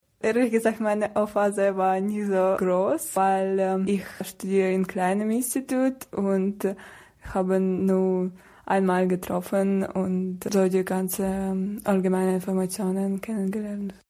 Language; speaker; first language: German; non-native, learner; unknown